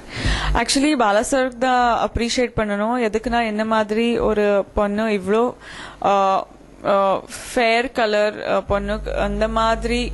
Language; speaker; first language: Tamil; non-native, fluent; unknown